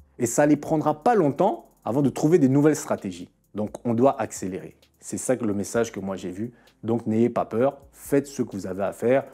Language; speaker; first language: French; non-native, local second language; Lingala